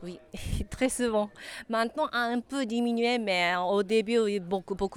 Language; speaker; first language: French; non-native, learner; Japanese